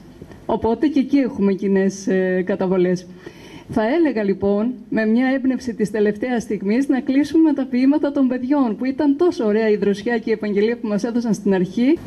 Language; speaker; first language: Greek; native; Greek